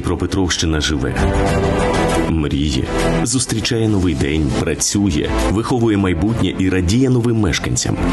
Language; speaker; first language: Ukrainian; native; Ukrainian